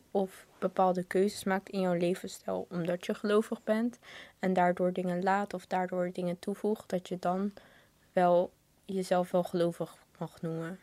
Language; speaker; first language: Dutch; native; Dutch